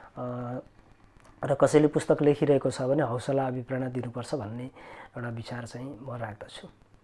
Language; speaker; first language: Nepali; native; Nepali